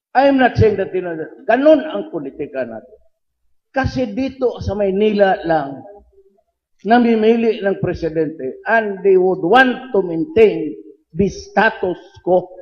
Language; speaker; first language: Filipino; non-native, local second language; Cebuano